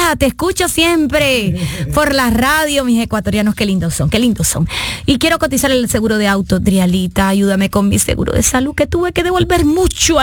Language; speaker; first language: Spanish; native; Spanish